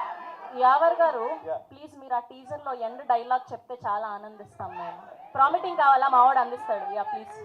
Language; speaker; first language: Telugu; native; Telugu